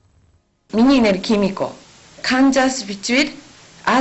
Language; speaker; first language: Mongolian; non-native, learner; Japanese